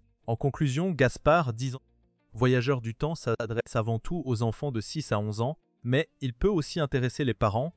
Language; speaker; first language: French; native; French